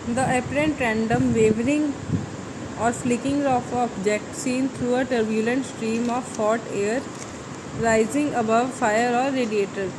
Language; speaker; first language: English; non-native, local second language; Punjabi